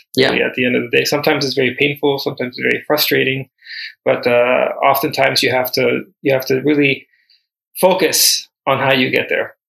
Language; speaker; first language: English; early bilingual, other home language; Spanish